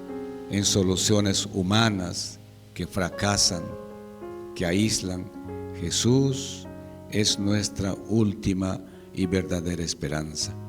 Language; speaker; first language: Spanish; native; Spanish